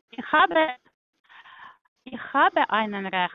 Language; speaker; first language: German; non-native, learner; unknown